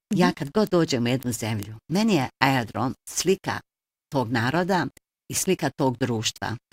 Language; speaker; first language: Bosnian; early bilingual, heritage; Bosnian